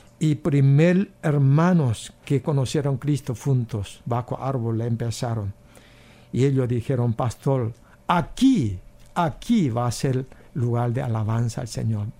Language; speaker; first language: Spanish; non-native, fluent; Korean